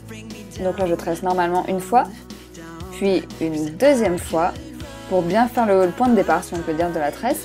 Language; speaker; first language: French; native; French